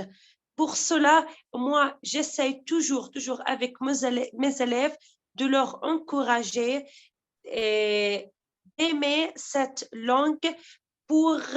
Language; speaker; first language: French; non-native, local second language; Arabic